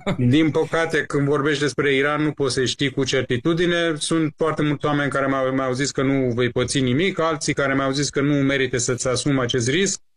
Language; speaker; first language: Romanian; early bilingual, other home language; Persian